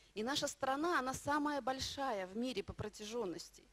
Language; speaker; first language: Russian; native; Russian